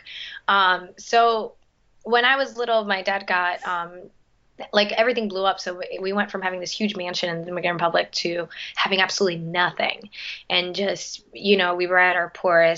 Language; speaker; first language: English; early bilingual, other home language; Spanish